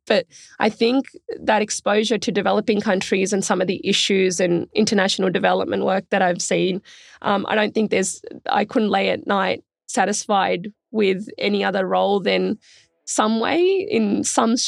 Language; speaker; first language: English; native; English